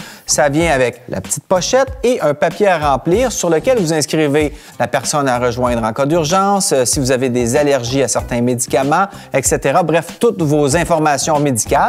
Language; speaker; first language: French; native; French